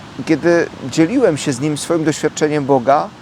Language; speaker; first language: Polish; native; Polish